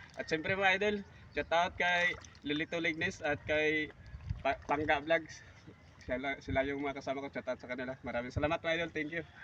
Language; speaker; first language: Filipino; native; Filipino